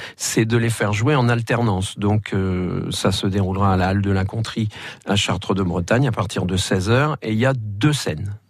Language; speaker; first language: French; native; French